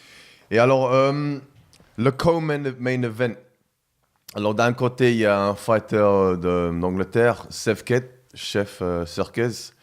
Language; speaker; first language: French; non-native, fluent; English